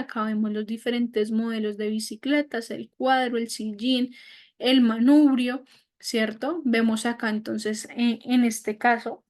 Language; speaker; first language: Spanish; native; Spanish